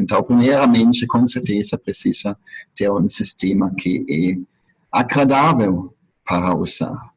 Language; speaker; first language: Portuguese; non-native, fluent; German